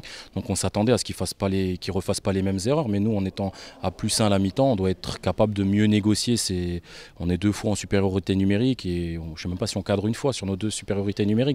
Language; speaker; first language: French; native; French